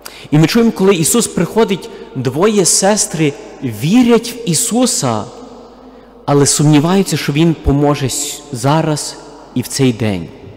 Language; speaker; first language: Ukrainian; native; Ukrainian